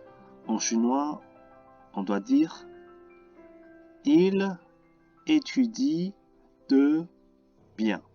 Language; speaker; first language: French; non-native, fluent; Chinese